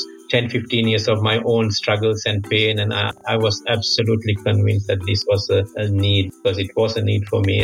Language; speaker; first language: English; non-native, local second language; Tamil